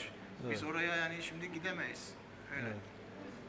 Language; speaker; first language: Turkish; early bilingual, heritage; Armenian